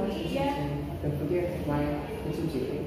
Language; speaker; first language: English; non-native, learner; Indonesian